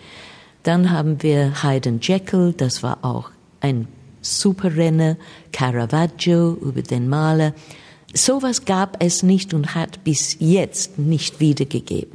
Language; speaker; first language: German; non-native, fluent; English